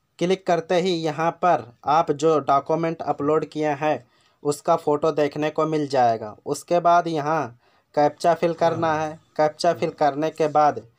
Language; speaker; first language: Hindi; native; Hindi